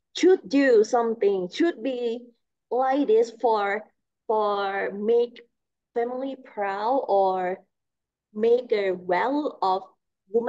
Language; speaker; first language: English; non-native, learner; Thai